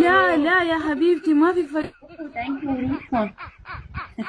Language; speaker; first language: Arabic; non-native, learner; Oromo